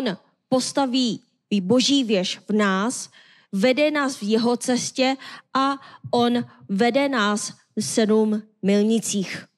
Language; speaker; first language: Czech; non-native, learner; Korean